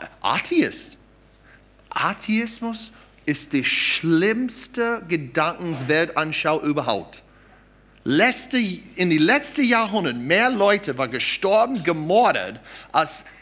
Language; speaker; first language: German; non-native, fluent; English